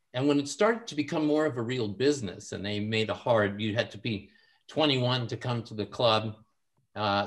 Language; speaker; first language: English; native; English